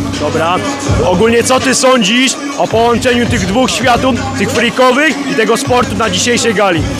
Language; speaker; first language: Polish; native; Polish